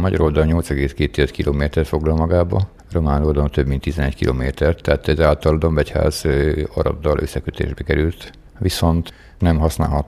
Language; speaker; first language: Hungarian; native; Hungarian